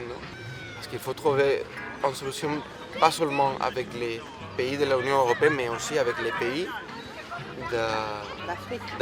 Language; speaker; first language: French; non-native, fluent; Spanish